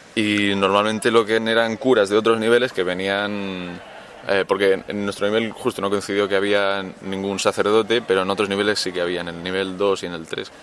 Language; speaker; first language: Spanish; native; Spanish